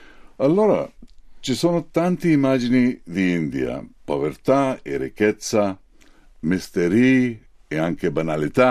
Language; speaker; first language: Italian; non-native, fluent; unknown